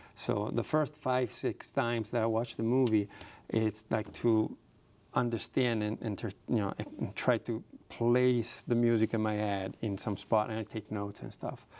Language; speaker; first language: English; non-native, fluent; Italian